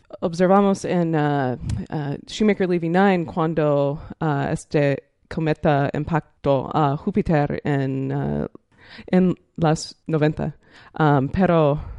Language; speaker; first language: Spanish; non-native, learner; English